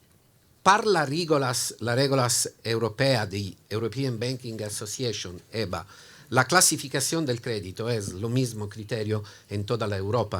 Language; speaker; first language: Spanish; non-native, learner; Italian